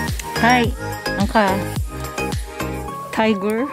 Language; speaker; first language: Japanese; non-native, learner; Filipino